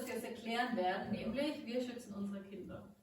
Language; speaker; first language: German; native; German